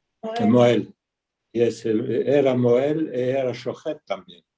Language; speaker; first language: Spanish; early bilingual, heritage; Ladino